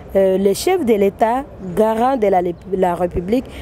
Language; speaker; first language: French; non-native, local second language; Swahili